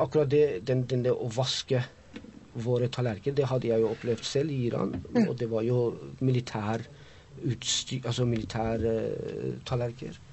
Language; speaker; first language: Norwegian; non-native, fluent; Persian